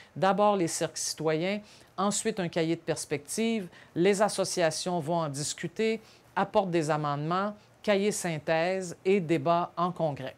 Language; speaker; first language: French; native; French